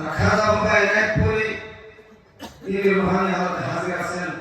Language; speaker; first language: Bangla; native; Bangla